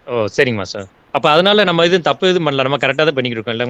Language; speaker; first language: Tamil; native; Tamil